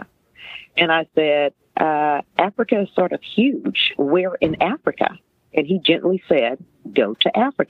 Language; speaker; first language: English; native; English